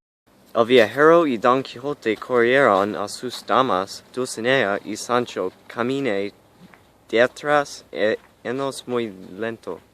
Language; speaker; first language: Spanish; non-native, learner; English